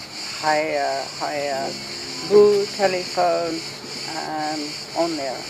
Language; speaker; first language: Turkish; non-native, learner; English